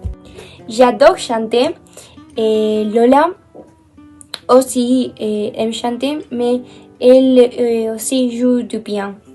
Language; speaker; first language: French; non-native, learner; Spanish